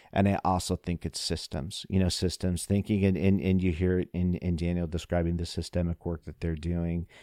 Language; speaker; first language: English; native; English